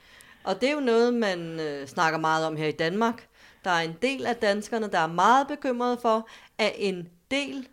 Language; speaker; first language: Danish; native; Danish